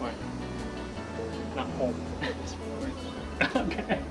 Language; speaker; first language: English; non-native, local second language; Chinese